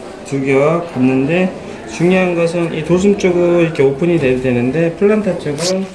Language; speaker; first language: Korean; native; Korean